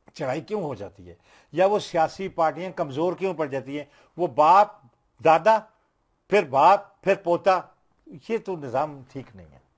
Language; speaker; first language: Urdu; non-native, local second language; Punjabi